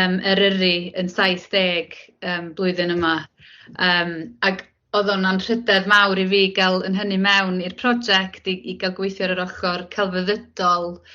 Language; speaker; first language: Welsh; native; Welsh